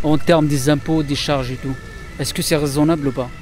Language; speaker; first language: French; native; French